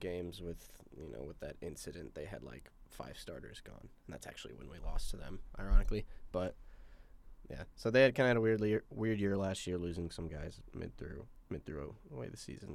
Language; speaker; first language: English; native; English